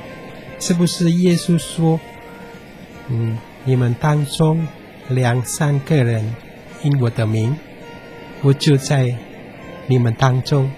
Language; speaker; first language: Chinese; non-native, fluent; Indonesian